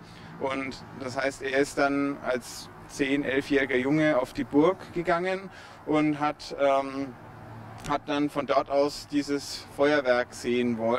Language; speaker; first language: German; native; German